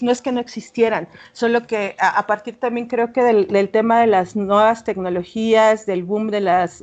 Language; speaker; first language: Spanish; native; Spanish